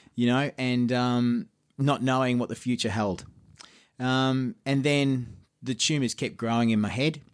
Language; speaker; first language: English; native; English